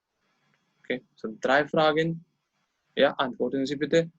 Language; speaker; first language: German; non-native, fluent; Hindi